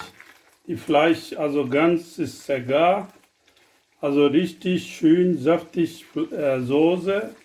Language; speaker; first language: German; non-native, learner; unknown